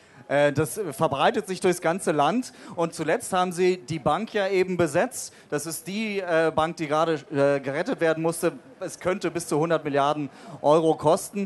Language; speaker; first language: German; native; German